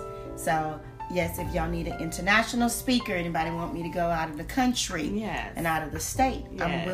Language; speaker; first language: English; native; English